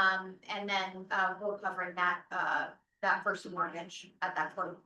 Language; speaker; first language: English; native; English